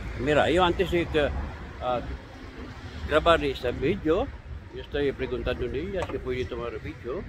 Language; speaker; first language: Spanish; non-native, learner; Filipino